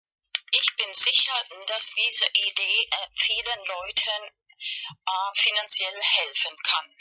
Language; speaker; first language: German; non-native, fluent; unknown